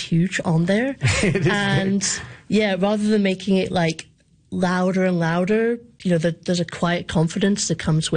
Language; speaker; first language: English; native; English